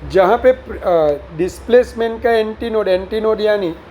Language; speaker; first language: Hindi; non-native, local second language; Gujarati